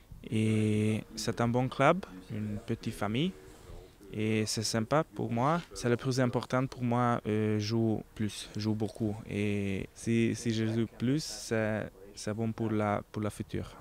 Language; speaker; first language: French; non-native, learner; Hungarian